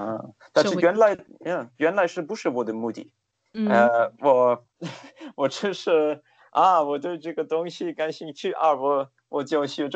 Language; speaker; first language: Chinese; non-native, fluent; German